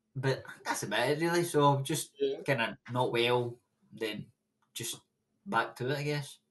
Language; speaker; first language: English; native; English